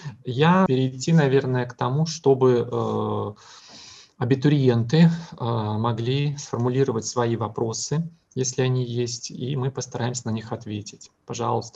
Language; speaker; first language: Russian; native; Russian